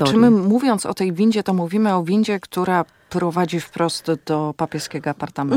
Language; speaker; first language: Polish; native; Polish